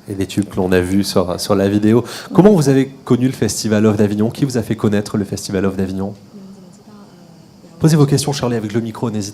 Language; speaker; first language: French; native; French